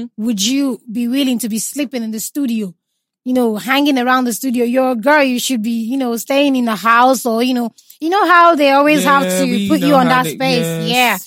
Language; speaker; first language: English; non-native, local second language; Igbo